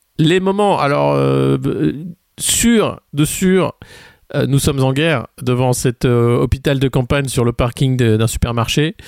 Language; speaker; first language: French; native; French